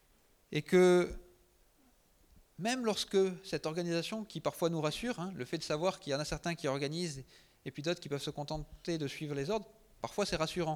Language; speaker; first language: French; native; French